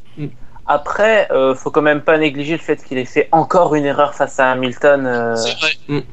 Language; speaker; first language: French; native; French